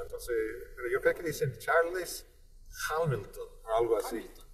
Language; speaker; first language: Spanish; non-native, fluent; English